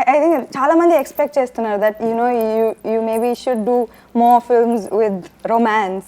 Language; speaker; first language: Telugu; non-native, fluent; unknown